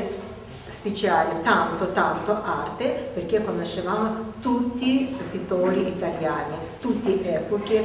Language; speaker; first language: Italian; non-native, learner; Russian